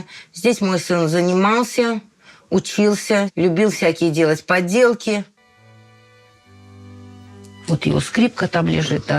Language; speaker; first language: Russian; native; Russian